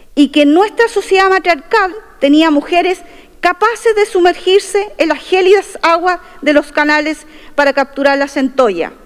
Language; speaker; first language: Spanish; non-native, local second language; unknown